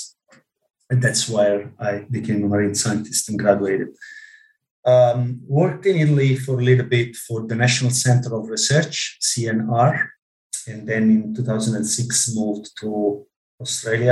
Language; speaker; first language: English; non-native, fluent; Italian